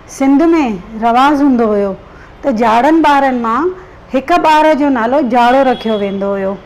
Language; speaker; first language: Sindhi; early bilingual, heritage; Sindhi